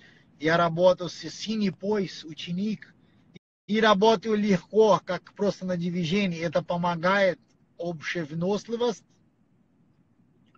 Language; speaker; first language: Russian; non-native, learner; Portuguese